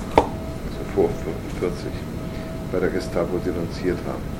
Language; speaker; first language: German; native; German